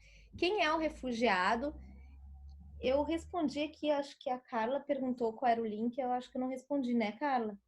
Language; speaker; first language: Portuguese; native; Portuguese